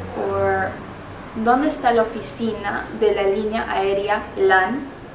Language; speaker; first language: Spanish; early bilingual, heritage; Spanish